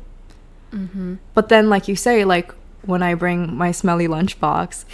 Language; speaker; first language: English; native; English